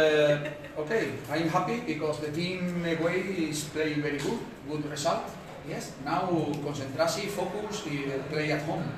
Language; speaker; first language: English; non-native, learner; Spanish